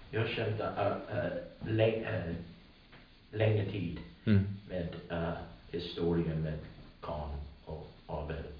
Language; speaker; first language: Swedish; non-native, fluent; English